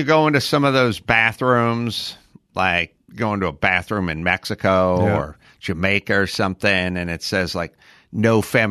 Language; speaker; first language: English; native; English